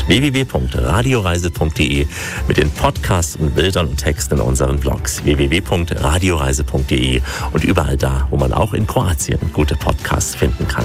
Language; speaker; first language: German; native; German